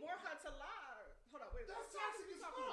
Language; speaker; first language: English; native; English